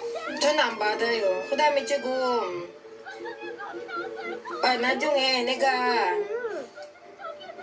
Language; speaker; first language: Korean; non-native, learner; Filipino